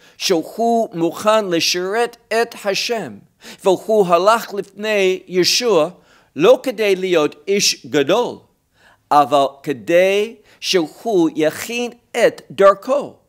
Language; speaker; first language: Hebrew; non-native, fluent; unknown